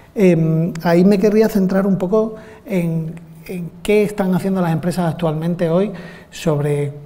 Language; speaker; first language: Spanish; native; Spanish